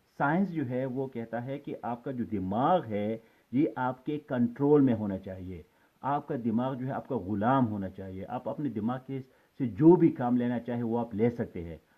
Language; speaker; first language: Urdu; non-native, local second language; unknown